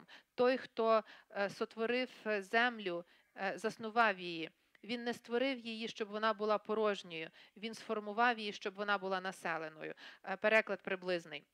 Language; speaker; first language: Ukrainian; native; Ukrainian